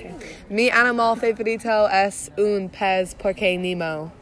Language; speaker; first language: Spanish; non-native, learner; English